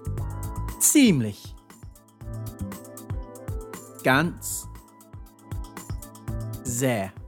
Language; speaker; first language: German; non-native, fluent; English